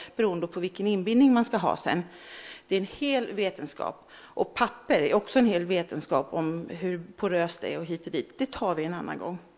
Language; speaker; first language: Swedish; early bilingual, other home language; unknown